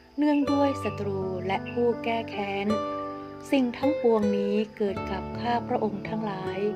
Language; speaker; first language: Thai; native; Thai